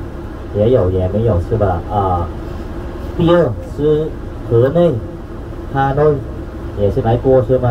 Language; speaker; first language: Chinese; non-native, fluent; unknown